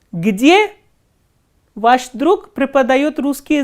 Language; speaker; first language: Russian; non-native, fluent; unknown